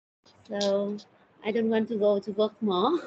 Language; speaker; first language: English; non-native, learner; Thai